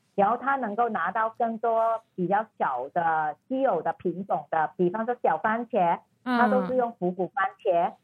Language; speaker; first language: Chinese; non-native, fluent; Cantonese